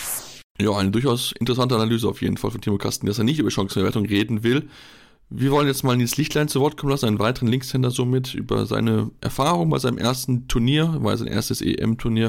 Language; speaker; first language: German; native; German